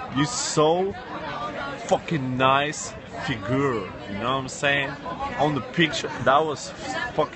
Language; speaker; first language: English; non-native, learner; Russian